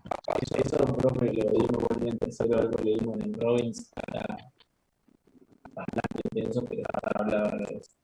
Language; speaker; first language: Spanish; native; Spanish